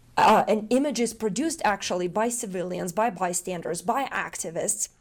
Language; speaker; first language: English; non-native, fluent; Macedonian